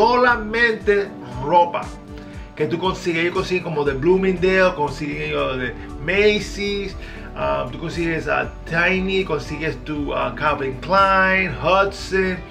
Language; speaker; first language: Spanish; early bilingual, heritage; Spanish